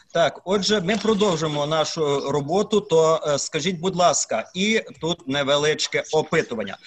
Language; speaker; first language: Ukrainian; native; Ukrainian